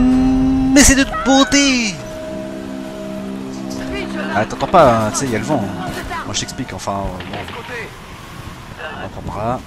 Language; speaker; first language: French; native; French